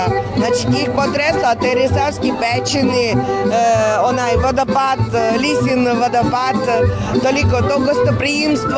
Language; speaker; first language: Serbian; non-native, fluent; Russian